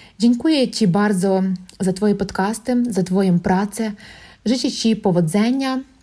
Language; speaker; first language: Polish; non-native, learner; Russian